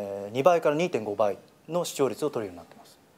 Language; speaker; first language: Japanese; native; Japanese